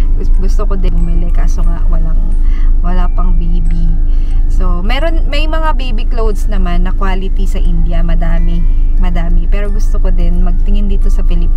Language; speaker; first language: Filipino; native; Filipino